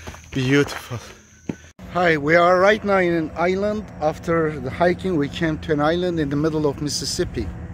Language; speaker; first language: English; non-native, fluent; Turkish